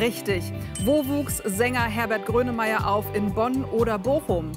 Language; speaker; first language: German; native; German